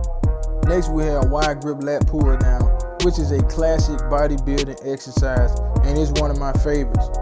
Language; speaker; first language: English; native; English